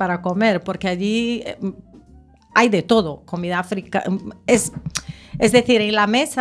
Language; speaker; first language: Spanish; native; Spanish